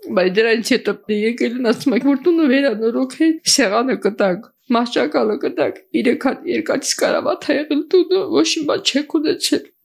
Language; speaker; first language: Armenian; native; Armenian